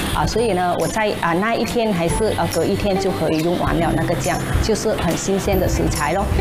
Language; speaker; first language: Chinese; non-native, fluent; Vietnamese